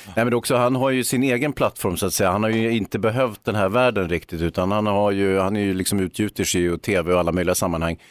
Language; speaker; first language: Swedish; native; Swedish